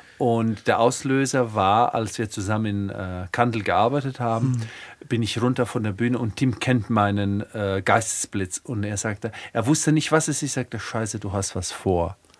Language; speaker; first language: German; early bilingual, other home language; Croatian